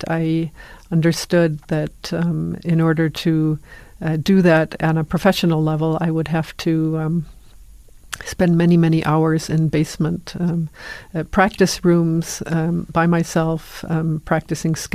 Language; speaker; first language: English; native; English